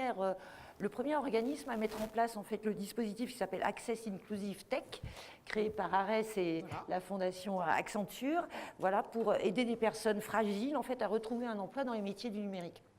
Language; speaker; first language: French; native; French